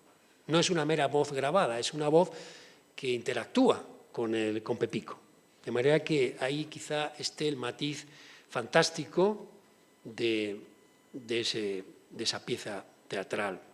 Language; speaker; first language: Spanish; native; Spanish